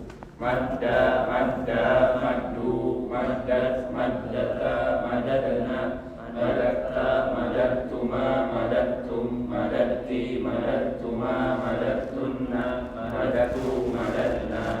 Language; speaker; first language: Arabic; non-native, learner; Indonesian